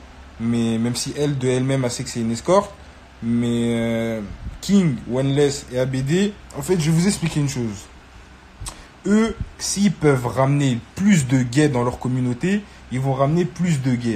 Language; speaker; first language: French; native; French